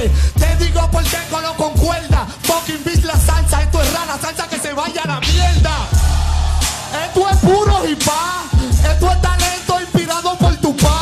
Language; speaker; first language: Spanish; native; Spanish